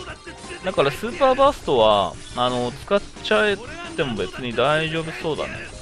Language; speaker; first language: Japanese; native; Japanese